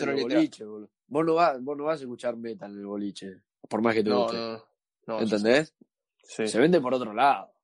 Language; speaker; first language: Spanish; native; Spanish